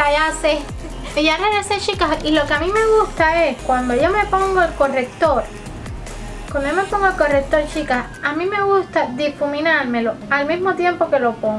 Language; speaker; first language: Spanish; native; Spanish